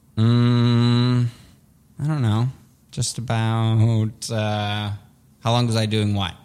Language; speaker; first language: English; early bilingual, other home language; Russian